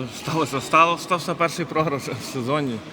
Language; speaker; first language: Ukrainian; native; Ukrainian